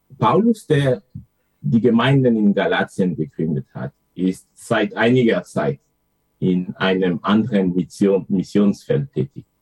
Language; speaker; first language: German; non-native, fluent; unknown